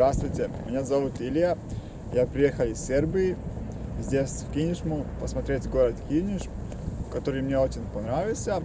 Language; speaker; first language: Russian; non-native, learner; Serbian